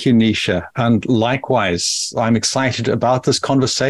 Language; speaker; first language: English; native; English